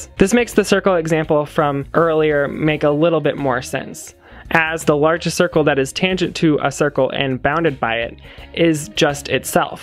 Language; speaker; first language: English; native; English